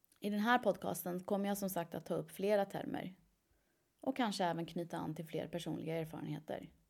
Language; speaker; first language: Swedish; early bilingual, other home language; Persian